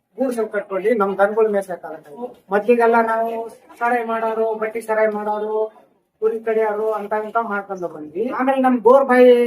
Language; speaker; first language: Kannada; non-native, local second language; Lambadi